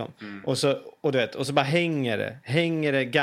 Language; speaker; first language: Swedish; native; Swedish